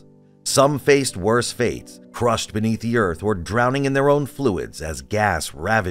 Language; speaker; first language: English; native; English